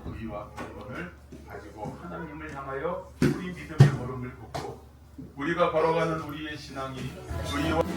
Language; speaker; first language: Korean; native; Korean